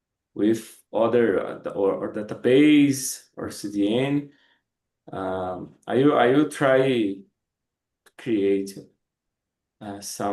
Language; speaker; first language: English; non-native, learner; Portuguese